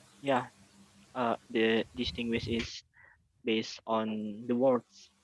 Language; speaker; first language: English; non-native, learner; Indonesian